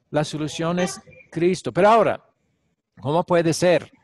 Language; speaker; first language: Spanish; non-native, fluent; English